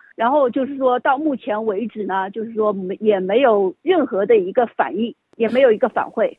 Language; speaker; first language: Chinese; native; Chinese